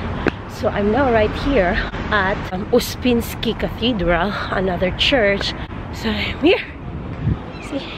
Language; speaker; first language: English; non-native, local second language; Filipino